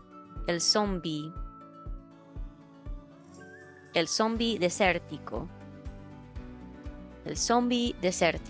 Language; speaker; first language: Spanish; non-native, fluent; English